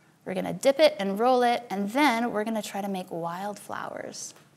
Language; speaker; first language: English; native; English